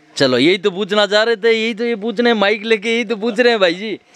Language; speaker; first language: Hindi; native; Hindi